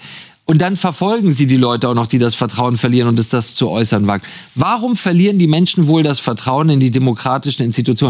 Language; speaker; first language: German; native; German